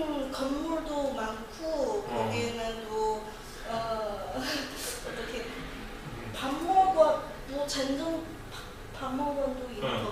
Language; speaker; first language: Korean; non-native, learner; Chinese